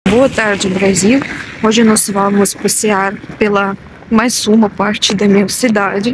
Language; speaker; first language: Portuguese; non-native, learner; Russian